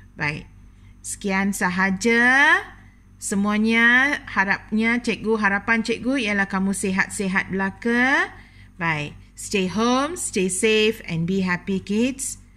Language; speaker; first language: Malay; non-native, local second language; Tamil